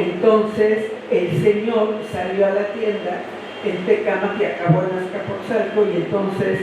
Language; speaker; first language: Spanish; native; Spanish